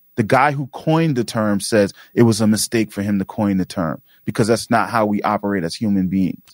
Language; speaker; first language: English; native; English